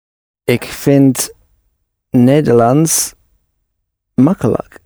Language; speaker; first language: Dutch; non-native, learner; English